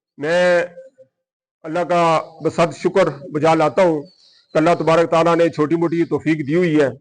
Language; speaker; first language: Urdu; non-native, local second language; Punjabi